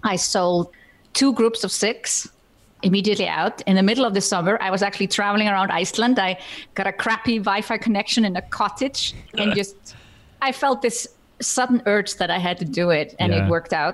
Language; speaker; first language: English; non-native, fluent; Icelandic